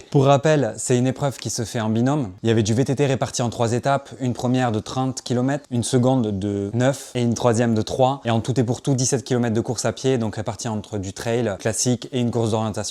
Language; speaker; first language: French; native; French